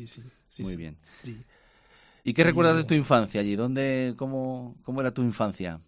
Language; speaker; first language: Spanish; native; Spanish